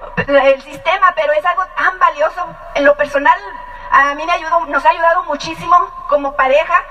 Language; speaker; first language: Spanish; native; Spanish